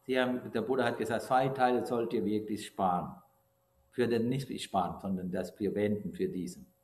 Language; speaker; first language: German; non-native, fluent; Sinhala